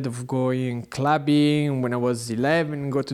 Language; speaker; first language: English; non-native, learner; Italian